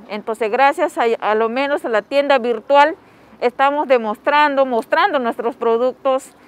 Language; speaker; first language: Spanish; non-native, local second language; Shipibo-Conibo